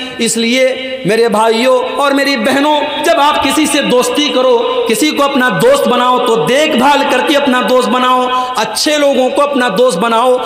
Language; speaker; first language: Urdu; native; Urdu